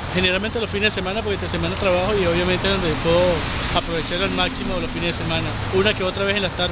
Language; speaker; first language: Spanish; native; Spanish